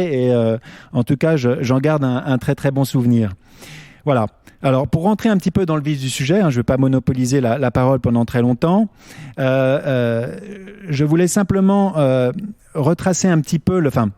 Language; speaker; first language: French; native; French